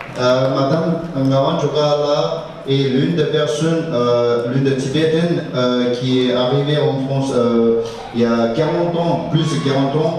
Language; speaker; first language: French; non-native, learner; Tibetan